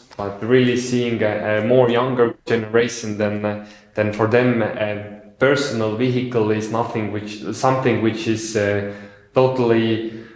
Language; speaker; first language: English; non-native, fluent; Estonian